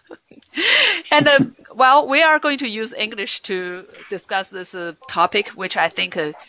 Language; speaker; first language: English; non-native, fluent; Chinese